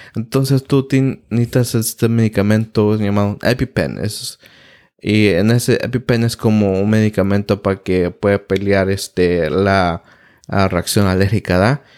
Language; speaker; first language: Spanish; early bilingual, heritage; Spanish